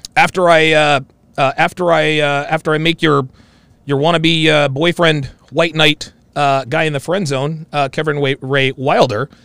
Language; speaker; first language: English; native; English